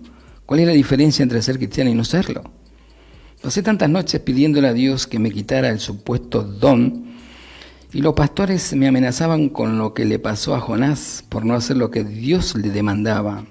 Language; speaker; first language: Spanish; native; Spanish